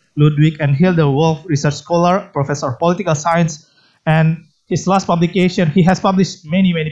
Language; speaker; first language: English; non-native, fluent; Indonesian